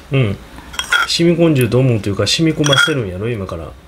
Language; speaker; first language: Japanese; native; Japanese